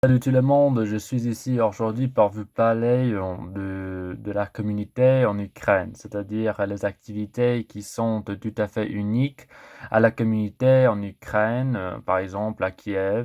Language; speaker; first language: French; non-native, learner; English